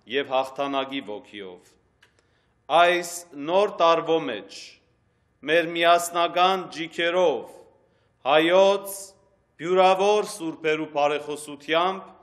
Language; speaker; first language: Armenian; early bilingual, heritage; Armenian